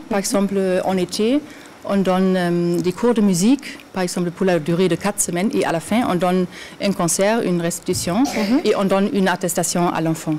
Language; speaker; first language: French; non-native, fluent; German